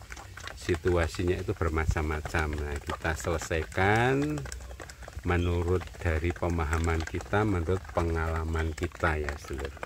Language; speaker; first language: Indonesian; native; Indonesian